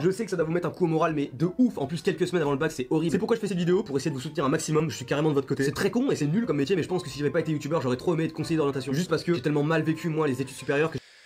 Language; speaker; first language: French; native; French